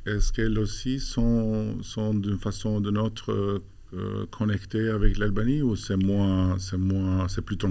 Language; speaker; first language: French; non-native, fluent; Albanian